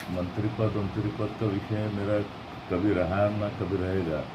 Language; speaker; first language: Hindi; non-native, local second language; Marathi